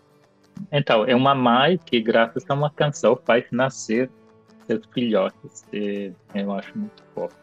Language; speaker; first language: Portuguese; non-native, fluent; Italian